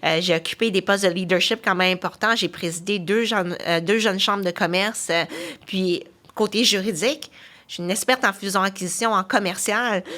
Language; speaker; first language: French; early bilingual, other home language; Chinese